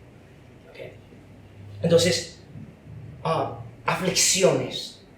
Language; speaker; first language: Spanish; non-native, fluent; Chinese